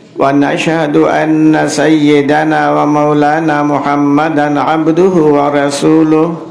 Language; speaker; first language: Arabic; non-native, fluent; Bangla